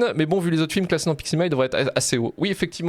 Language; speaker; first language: French; native; French